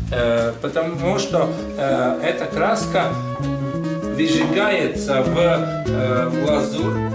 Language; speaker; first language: Russian; non-native, local second language; Latvian